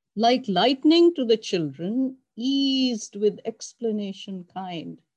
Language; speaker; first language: English; non-native, local second language; Urdu